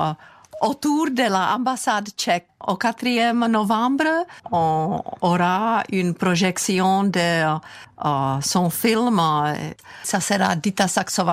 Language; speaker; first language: French; non-native, fluent; Czech